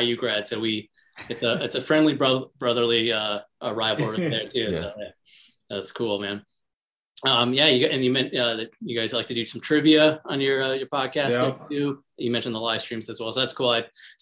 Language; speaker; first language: English; native; English